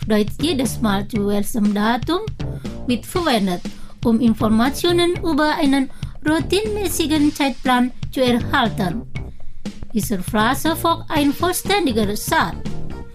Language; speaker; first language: German; non-native, fluent; Indonesian